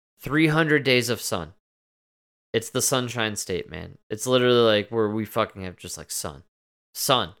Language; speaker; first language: English; native; English